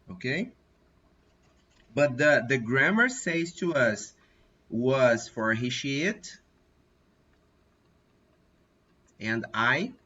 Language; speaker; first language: English; non-native, fluent; Portuguese